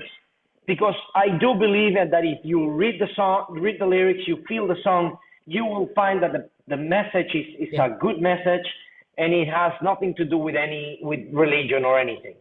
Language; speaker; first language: English; non-native, fluent; Spanish